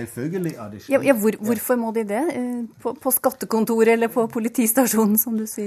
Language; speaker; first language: Norwegian; non-native, fluent; German